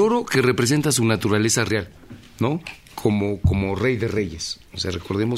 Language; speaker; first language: Spanish; native; Spanish